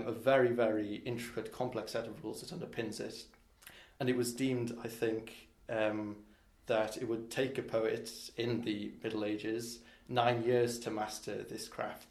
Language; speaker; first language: English; non-native, local second language; Welsh